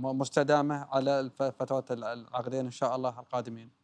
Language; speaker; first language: Arabic; native; Arabic